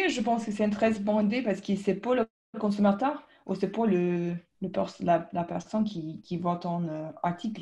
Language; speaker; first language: French; non-native, fluent; English